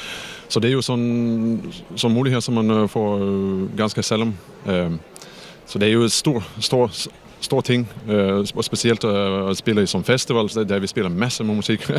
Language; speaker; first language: Danish; non-native, fluent; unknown